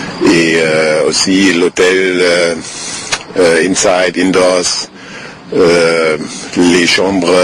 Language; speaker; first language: French; non-native, fluent; German